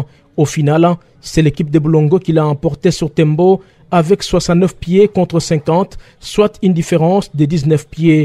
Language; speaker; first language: French; non-native, local second language; Swahili